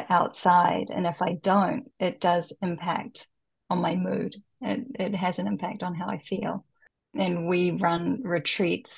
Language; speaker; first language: English; native; English